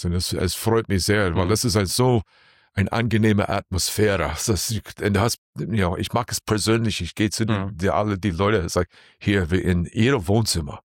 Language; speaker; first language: German; non-native, learner; English